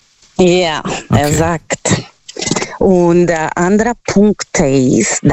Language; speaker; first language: German; non-native, learner; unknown